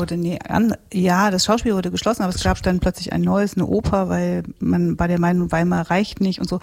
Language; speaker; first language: German; native; German